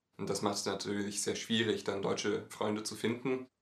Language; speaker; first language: German; native; German